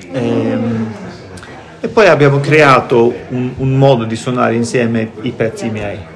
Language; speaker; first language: Italian; non-native, fluent; Norwegian